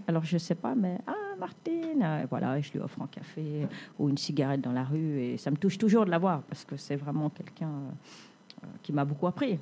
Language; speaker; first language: French; native; French